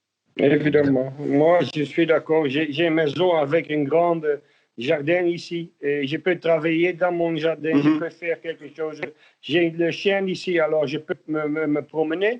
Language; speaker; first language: French; non-native, learner; Dutch